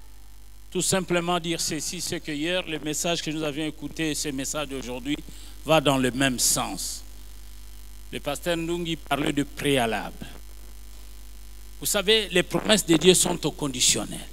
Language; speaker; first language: French; non-native, local second language; Lingala